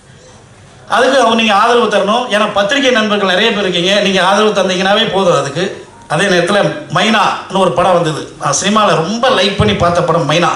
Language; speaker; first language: Tamil; native; Tamil